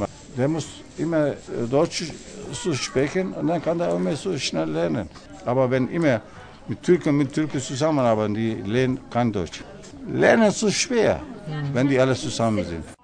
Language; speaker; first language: German; non-native, learner; Turkish